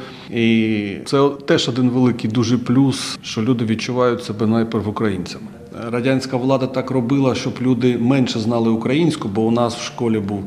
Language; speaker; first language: Ukrainian; non-native, local second language; Russian